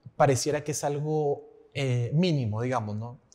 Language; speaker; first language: Spanish; native; Spanish